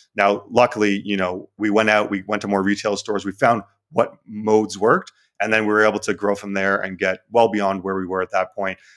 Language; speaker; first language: English; native; English